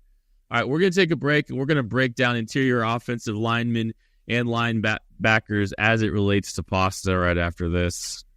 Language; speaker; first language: English; native; English